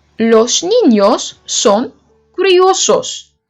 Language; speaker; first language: Spanish; non-native, learner; Turkish